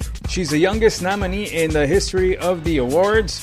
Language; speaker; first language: English; early bilingual, other home language; Spanish